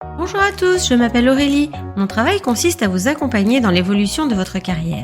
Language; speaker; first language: French; native; French